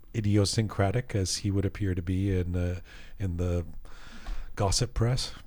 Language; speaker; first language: English; early bilingual, other home language; Persian